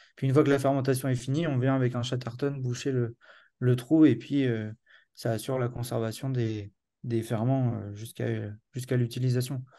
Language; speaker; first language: French; native; French